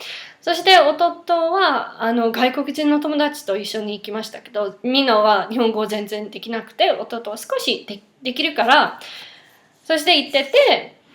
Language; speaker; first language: Japanese; non-native, fluent; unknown